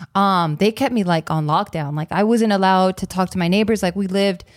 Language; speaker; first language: English; native; English